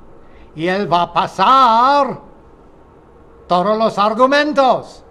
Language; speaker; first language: Spanish; non-native, fluent; English